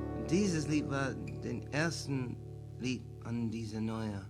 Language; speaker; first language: German; non-native, learner; English